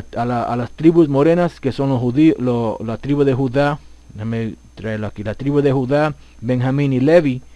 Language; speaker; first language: Spanish; early bilingual, heritage; Spanish